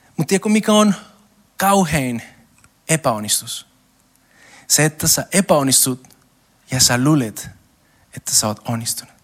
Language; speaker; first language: Finnish; non-native, learner; Spanish